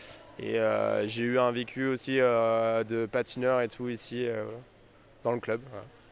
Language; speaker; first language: French; native; French